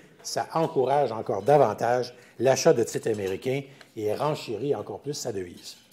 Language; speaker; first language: French; native; French